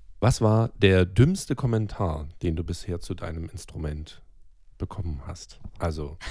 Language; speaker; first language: German; native; German